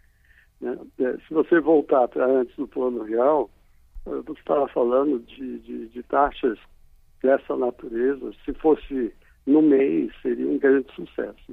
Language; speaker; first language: Portuguese; native; Portuguese